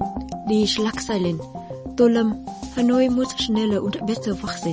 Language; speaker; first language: German; non-native, fluent; Vietnamese